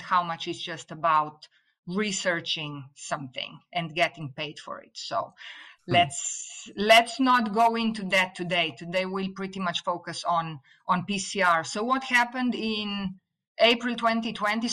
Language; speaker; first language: English; non-native, fluent; Slovenian